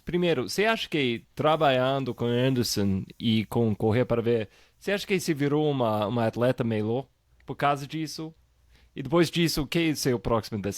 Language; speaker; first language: Portuguese; non-native, fluent; English